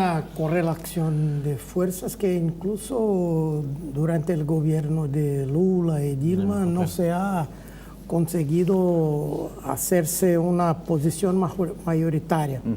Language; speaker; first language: Spanish; non-native, fluent; Portuguese